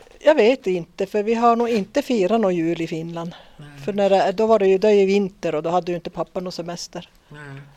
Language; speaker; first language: Swedish; early bilingual, other home language; Finnish